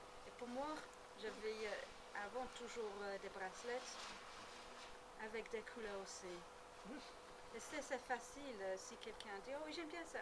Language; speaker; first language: French; non-native, learner; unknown